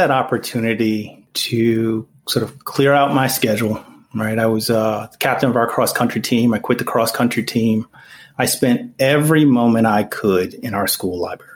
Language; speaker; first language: English; native; English